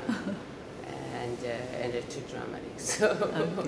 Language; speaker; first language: English; non-native, learner; Korean